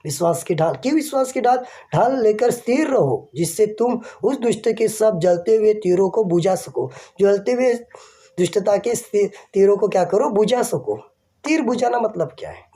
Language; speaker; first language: Hindi; non-native, local second language; Marathi